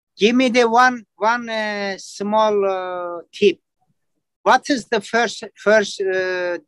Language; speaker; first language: English; non-native, learner; Turkish